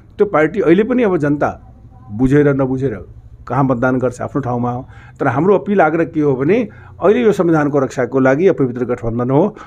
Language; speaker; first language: Nepali; non-native, local second language; Maithili